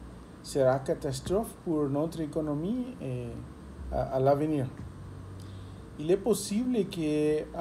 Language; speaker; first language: French; non-native, learner; Spanish